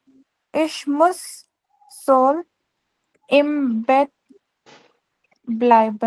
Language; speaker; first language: German; non-native, learner; Urdu